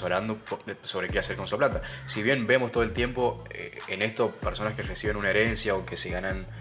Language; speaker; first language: Spanish; native; Spanish